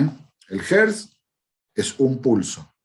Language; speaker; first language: Spanish; native; Spanish